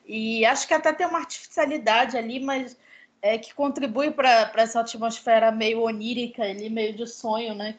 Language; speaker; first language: Portuguese; native; Portuguese